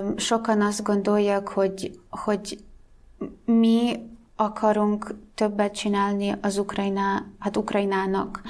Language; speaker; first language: Hungarian; non-native, fluent; Ukrainian